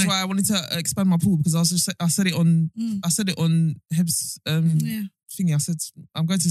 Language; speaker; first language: English; native; English